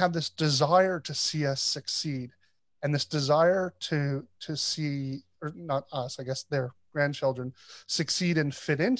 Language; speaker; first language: English; native; English